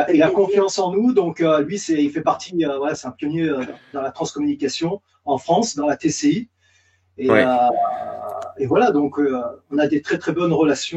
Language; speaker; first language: French; native; French